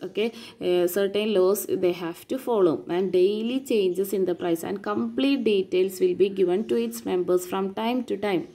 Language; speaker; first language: English; non-native, local second language; Malayalam